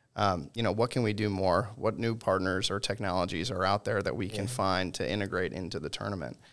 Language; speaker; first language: English; native; English